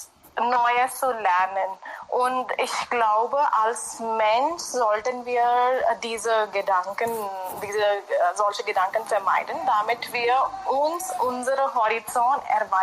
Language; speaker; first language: German; non-native, fluent; Hindi